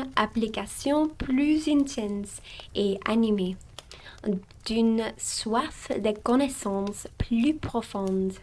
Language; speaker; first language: French; non-native, learner; English